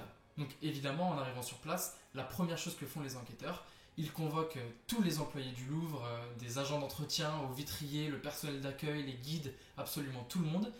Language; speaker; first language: French; native; French